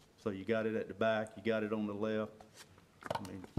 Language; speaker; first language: English; native; English